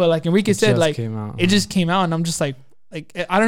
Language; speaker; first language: English; native; English